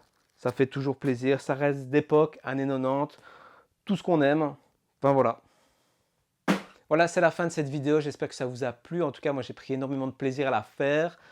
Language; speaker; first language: French; native; French